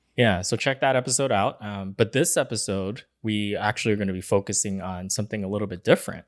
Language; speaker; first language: English; early bilingual, other home language; Chinese